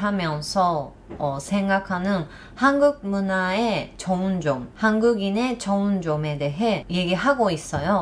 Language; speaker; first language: Korean; non-native, learner; Japanese